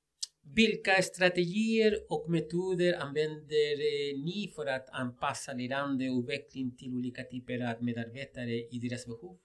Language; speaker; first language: Swedish; non-native, fluent; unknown